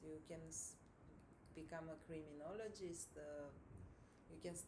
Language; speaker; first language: English; non-native, fluent; Romanian